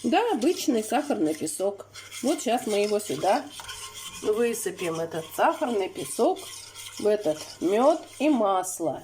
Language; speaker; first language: Russian; native; Russian